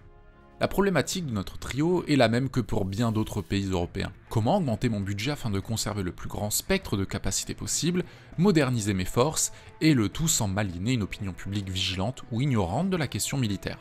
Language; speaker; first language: French; native; French